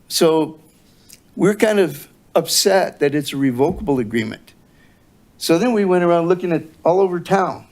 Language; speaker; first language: English; native; English